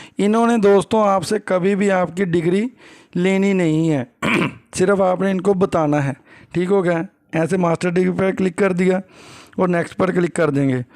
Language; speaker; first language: Urdu; native; Urdu